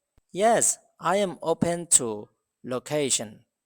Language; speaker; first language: English; non-native, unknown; Burmese